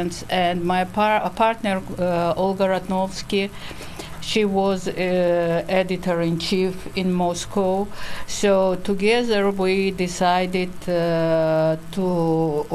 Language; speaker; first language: English; non-native, learner; Georgian